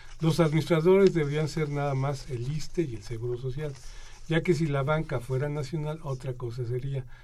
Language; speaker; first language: Spanish; native; Spanish